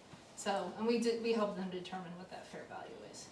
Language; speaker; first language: English; native; English